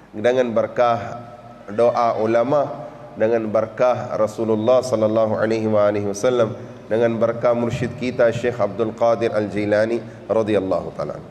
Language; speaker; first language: Indonesian; non-native, learner; Urdu